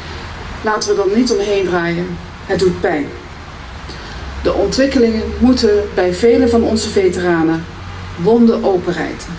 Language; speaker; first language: Dutch; native; Dutch